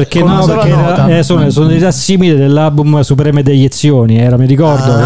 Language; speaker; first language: Italian; native; Italian